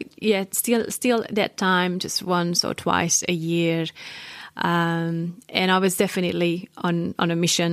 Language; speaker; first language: English; non-native, fluent; Hungarian